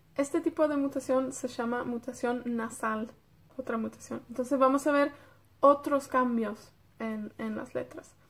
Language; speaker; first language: Spanish; non-native, fluent; Welsh